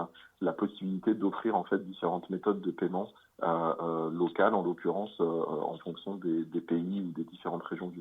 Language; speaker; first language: French; native; French